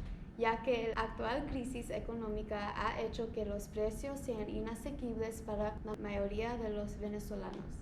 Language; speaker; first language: Spanish; non-native, learner; English